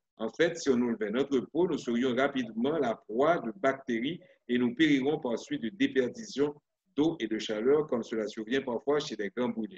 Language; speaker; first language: French; non-native, local second language; Haitian Creole